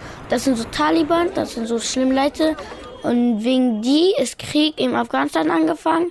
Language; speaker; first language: German; early bilingual, other home language; Pashto